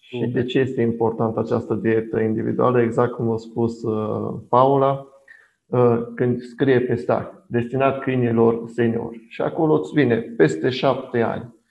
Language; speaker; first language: Romanian; non-native, local second language; Hungarian